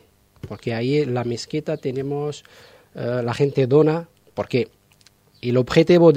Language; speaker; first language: Spanish; non-native, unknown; Arabic